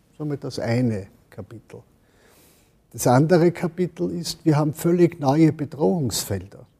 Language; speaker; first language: German; native; German